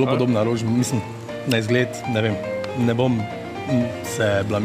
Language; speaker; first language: Slovenian; native; Slovenian